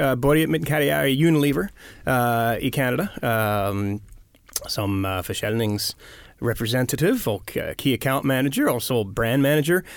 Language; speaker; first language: Swedish; non-native, learner; English